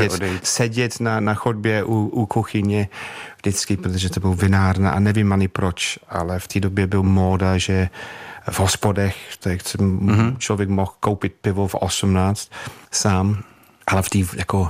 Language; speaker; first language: Czech; non-native, fluent; English